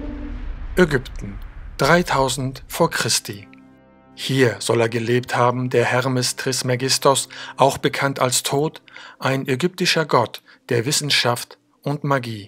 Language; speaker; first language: German; native; German